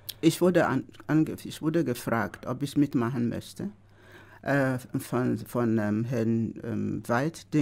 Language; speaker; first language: German; non-native, fluent; Igbo